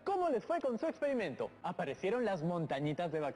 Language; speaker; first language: Spanish; native; Spanish